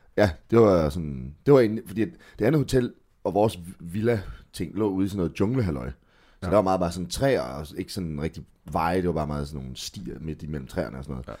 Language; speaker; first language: Danish; native; Danish